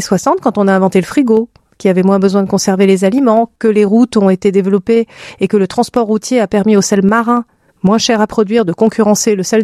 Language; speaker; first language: French; native; French